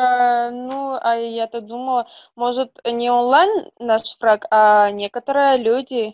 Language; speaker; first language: Russian; non-native, fluent; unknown